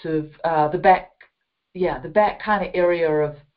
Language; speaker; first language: English; native; English